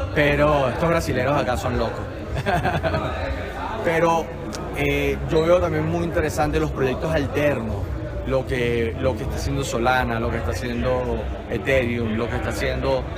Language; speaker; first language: Spanish; native; Spanish